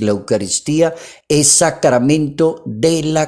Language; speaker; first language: Spanish; native; Spanish